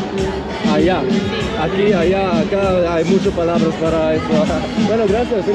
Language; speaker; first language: Spanish; non-native, learner; Swiss German